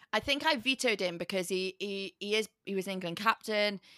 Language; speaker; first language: English; native; English